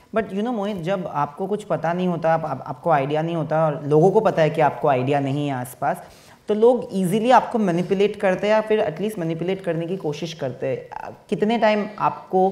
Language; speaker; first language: Hindi; non-native, local second language; Bangla